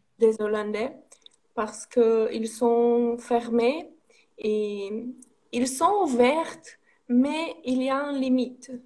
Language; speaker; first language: French; non-native, learner; Portuguese